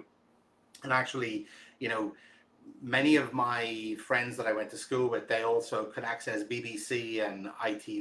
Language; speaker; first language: English; native; English